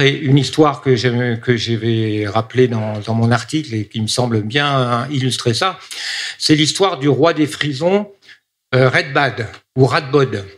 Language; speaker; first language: French; native; French